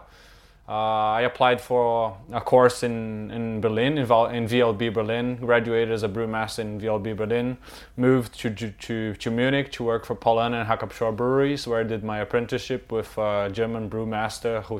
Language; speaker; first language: English; non-native, fluent; Portuguese